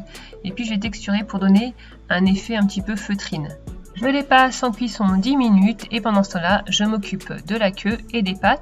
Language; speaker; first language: French; native; French